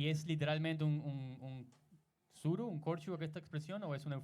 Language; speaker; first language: Catalan; non-native, learner; Spanish